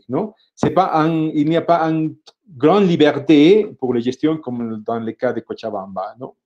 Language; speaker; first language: French; non-native, fluent; Spanish